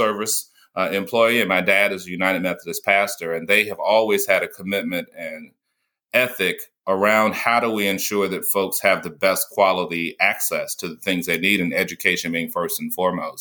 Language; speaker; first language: English; native; English